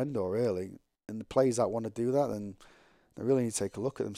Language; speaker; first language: English; native; English